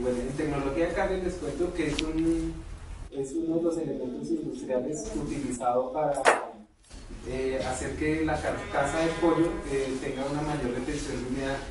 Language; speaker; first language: Spanish; native; Spanish